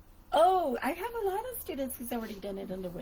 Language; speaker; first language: English; native; English